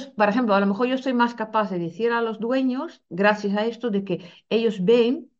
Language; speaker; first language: Spanish; non-native, fluent; Dutch